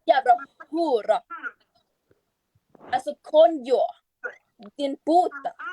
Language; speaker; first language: Swedish; non-native, learner; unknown